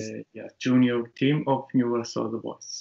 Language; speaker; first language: English; non-native, learner; Japanese